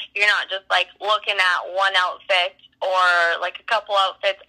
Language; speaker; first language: English; native; English